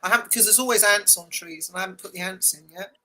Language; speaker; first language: English; native; English